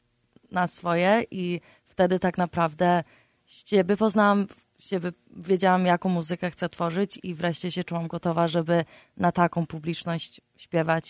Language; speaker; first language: Polish; early bilingual, heritage; Polish